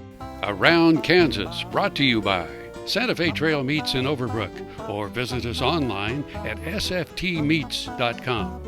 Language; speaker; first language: English; native; English